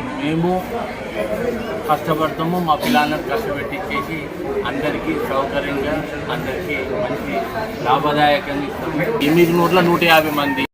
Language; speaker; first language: Telugu; native; Telugu